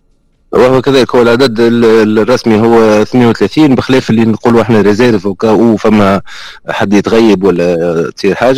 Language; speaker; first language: Arabic; native; Arabic